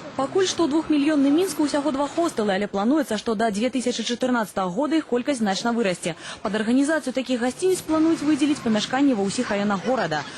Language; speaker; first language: Belarusian; native; Belarusian